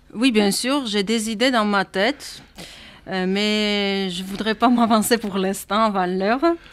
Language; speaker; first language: French; non-native, fluent; Armenian